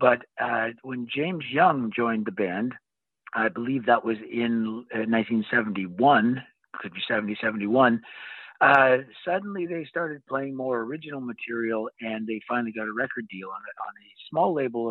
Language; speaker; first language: English; native; English